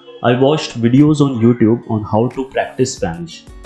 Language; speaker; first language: English; non-native, local second language; Hindi